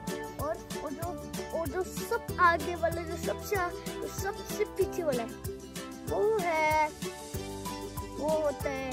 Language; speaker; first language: Hindi; early bilingual, heritage; Urdu